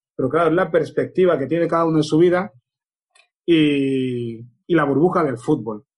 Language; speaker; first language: Spanish; native; Spanish